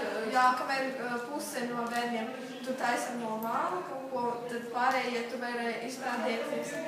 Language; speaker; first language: Latvian; non-native, local second language; Russian